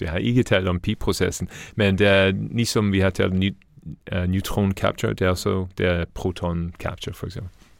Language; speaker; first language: Danish; non-native, fluent; English